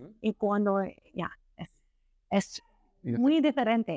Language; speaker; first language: Spanish; non-native, learner; English